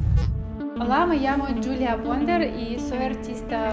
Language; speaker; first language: Spanish; non-native, fluent; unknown